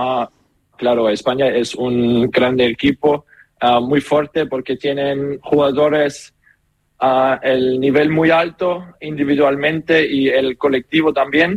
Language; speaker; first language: Spanish; non-native, learner; German